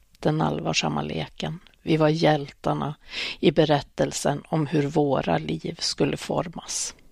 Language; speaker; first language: Swedish; native; Swedish